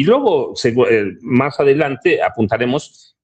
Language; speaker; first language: Spanish; native; Spanish